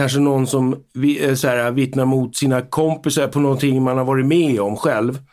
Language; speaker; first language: Swedish; native; Swedish